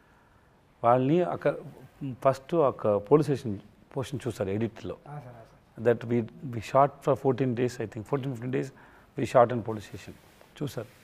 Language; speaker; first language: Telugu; non-native, learner; Tamil